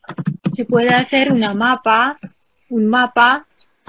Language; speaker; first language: Spanish; non-native, fluent; Ukrainian